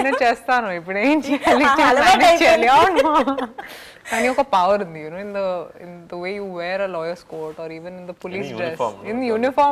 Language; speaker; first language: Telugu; non-native, local second language; Hindi